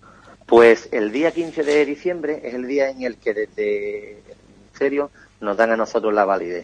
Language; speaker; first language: Spanish; native; Spanish